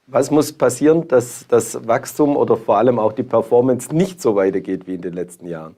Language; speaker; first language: German; native; German